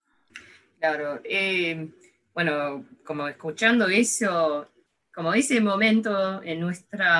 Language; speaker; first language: Spanish; early bilingual, heritage; Spanish